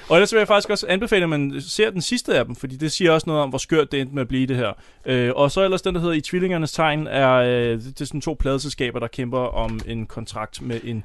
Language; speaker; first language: Danish; native; Danish